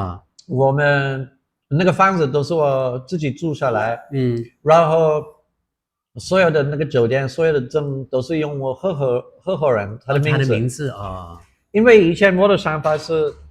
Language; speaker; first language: Chinese; non-native, fluent; English